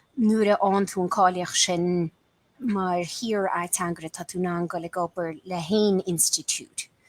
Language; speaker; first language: Irish; native; Irish